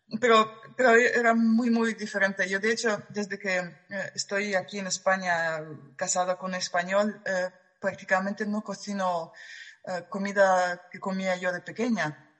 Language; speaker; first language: Spanish; non-native, fluent; Russian